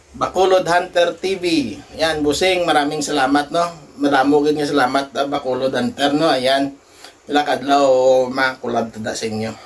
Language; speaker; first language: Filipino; non-native, local second language; Hiligaynon